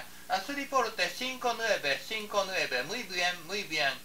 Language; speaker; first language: Spanish; non-native, learner; Japanese